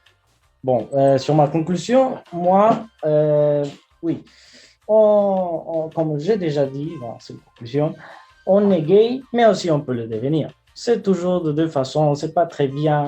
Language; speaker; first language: French; non-native, fluent; Spanish